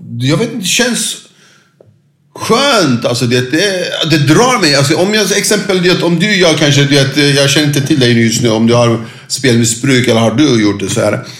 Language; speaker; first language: Swedish; non-native, fluent; Turkish